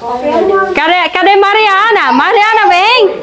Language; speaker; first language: Portuguese; non-native, learner; Vietnamese